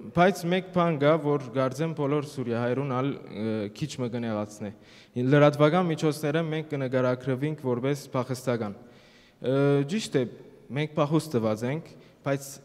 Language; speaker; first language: Armenian; early bilingual, heritage; Armenian